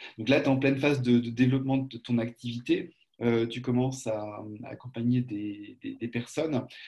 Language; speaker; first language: French; native; French